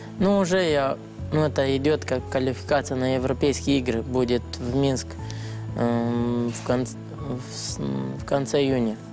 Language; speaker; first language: Russian; non-native, learner; Romanian